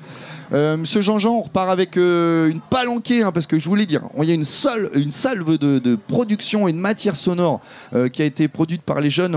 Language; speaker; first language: French; native; French